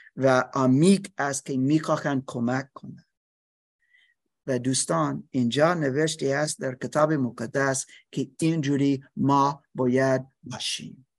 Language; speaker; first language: Persian; non-native, learner; English